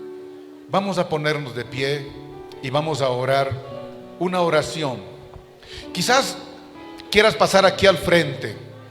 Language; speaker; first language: Spanish; native; Spanish